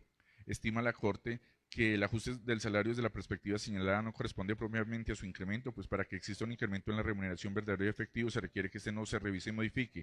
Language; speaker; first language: Spanish; native; Spanish